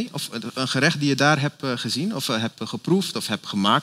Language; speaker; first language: Dutch; native; Dutch